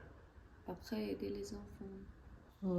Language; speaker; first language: French; non-native, learner; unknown